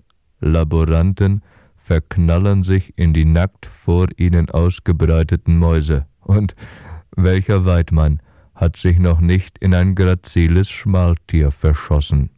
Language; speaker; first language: German; native; German